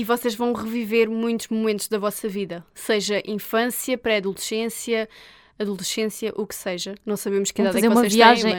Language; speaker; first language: Portuguese; native; Portuguese